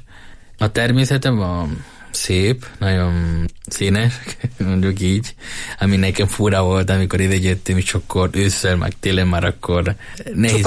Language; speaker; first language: Hungarian; non-native, learner; Spanish